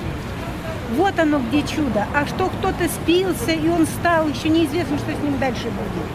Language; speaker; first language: Russian; native; Russian